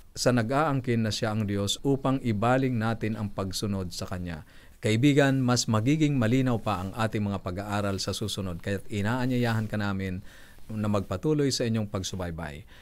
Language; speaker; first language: Filipino; native; Filipino